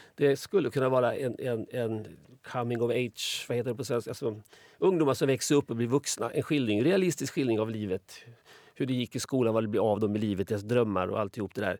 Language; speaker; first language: Swedish; native; Swedish